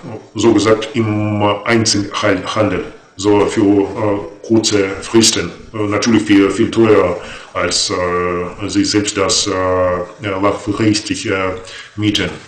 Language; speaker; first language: German; non-native, fluent; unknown